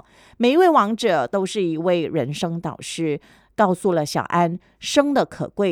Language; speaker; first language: Chinese; native; Chinese